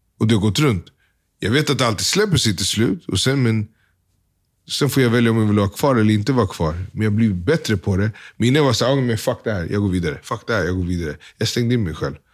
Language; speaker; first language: Swedish; early bilingual, other home language; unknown